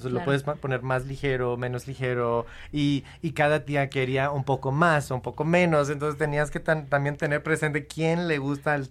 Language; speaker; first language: Spanish; non-native, fluent; English